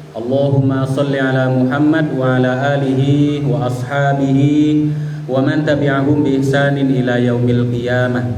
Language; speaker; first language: Indonesian; non-native, local second language; Madurese